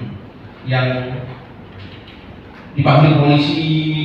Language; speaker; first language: Indonesian; native; Indonesian